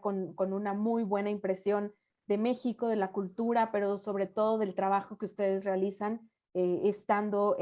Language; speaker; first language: Spanish; native; Spanish